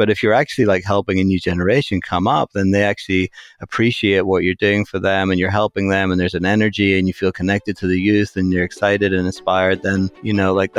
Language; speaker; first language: English; native; English